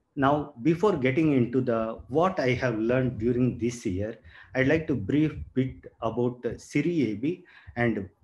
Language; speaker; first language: English; non-native, local second language; Telugu